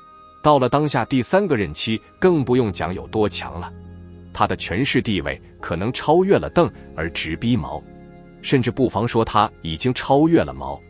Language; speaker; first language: Chinese; native; Chinese